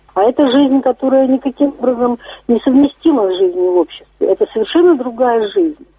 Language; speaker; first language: Russian; native; Russian